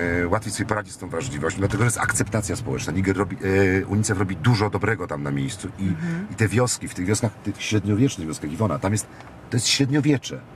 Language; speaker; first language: Polish; native; Polish